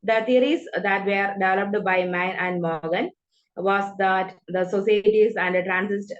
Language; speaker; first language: English; non-native, local second language; Malayalam